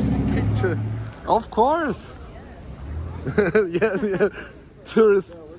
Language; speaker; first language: English; non-native, fluent; German